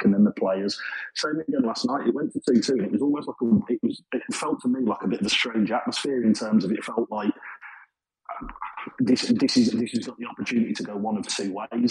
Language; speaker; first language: English; native; English